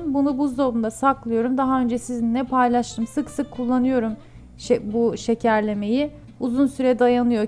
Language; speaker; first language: Turkish; native; Turkish